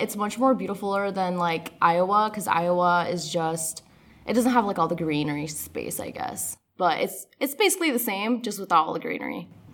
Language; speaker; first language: English; early bilingual, other home language; Spanish